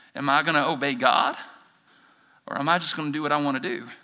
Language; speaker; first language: English; native; English